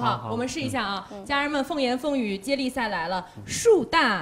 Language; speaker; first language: Chinese; native; Chinese